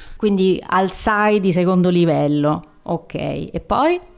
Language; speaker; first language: Italian; native; Italian